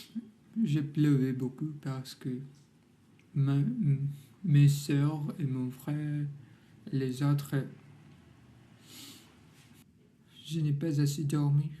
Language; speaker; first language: French; non-native, learner; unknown